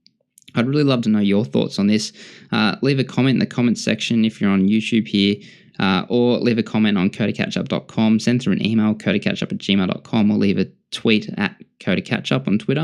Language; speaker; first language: English; native; English